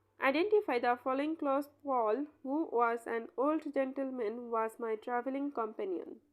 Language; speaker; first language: English; non-native, local second language; Bangla